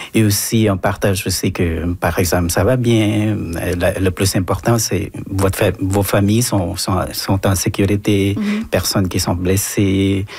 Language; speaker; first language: French; non-native, fluent; Filipino